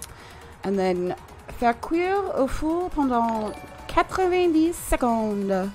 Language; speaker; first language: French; non-native, learner; English